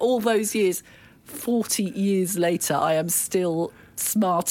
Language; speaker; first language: English; native; English